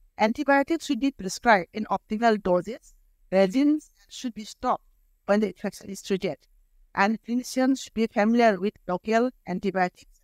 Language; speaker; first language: English; non-native, local second language; Manipuri